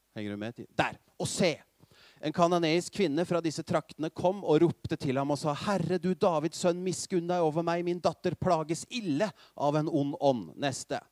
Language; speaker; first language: Norwegian; native; Norwegian